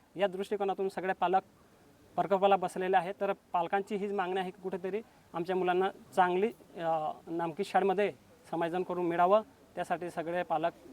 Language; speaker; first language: Marathi; non-native, local second language; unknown